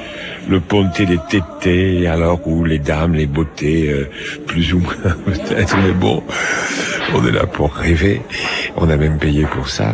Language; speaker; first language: French; native; French